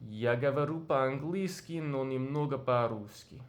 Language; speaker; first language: Russian; non-native, learner; English